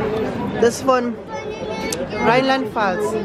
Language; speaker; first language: German; non-native, learner; Filipino